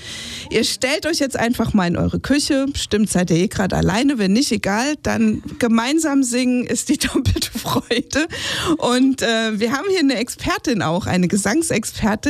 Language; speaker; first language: German; native; German